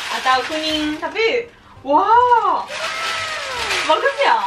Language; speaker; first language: Indonesian; non-native, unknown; Japanese